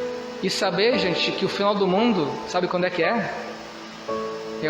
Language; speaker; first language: Portuguese; native; Portuguese